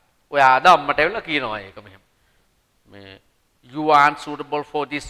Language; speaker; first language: English; non-native, local second language; Sinhala